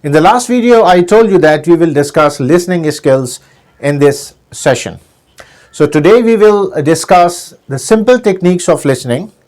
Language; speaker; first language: English; non-native, local second language; Urdu